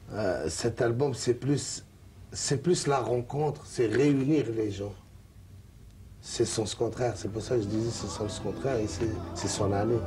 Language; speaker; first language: French; non-native, local second language; Arabic